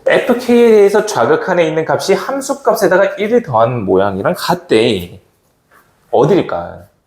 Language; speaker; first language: Korean; native; Korean